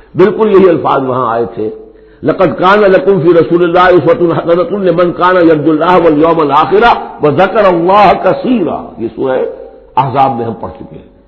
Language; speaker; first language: Urdu; native; Urdu